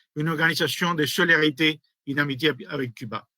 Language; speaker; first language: French; non-native, fluent; Spanish